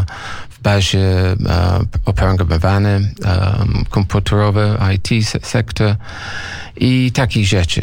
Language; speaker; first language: Polish; non-native, fluent; English